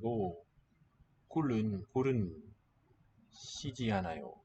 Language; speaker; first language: Korean; non-native, learner; English